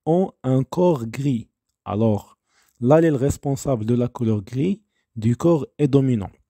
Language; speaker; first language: French; non-native, local second language; Arabic